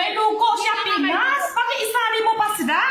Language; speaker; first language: Filipino; non-native, learner; Chinese